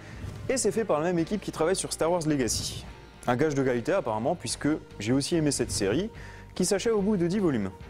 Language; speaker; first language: French; native; French